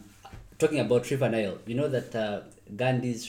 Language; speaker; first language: English; non-native, local second language; Nyankole